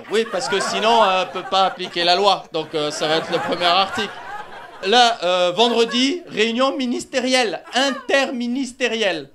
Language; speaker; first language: French; native; French